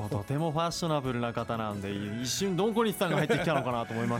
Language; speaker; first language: Japanese; native; Japanese